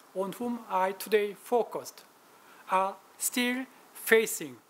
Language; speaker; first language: English; non-native, fluent; Korean